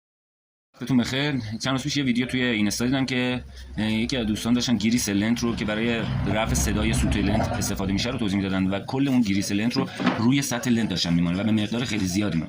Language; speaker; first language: Persian; native; Persian